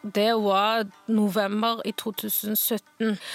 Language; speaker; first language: Norwegian; non-native, fluent; Chinese